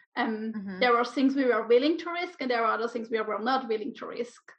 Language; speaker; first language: English; non-native, fluent; German